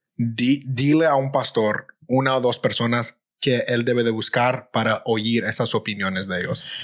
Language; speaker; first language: Spanish; early bilingual, heritage; Spanish